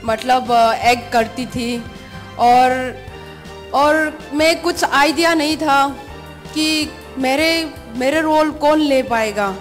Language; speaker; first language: Hindi; non-native, local second language; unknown